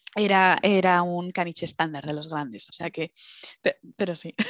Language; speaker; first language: Spanish; native; Spanish